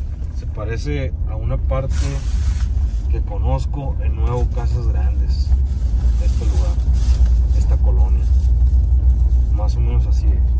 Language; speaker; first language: Spanish; native; Spanish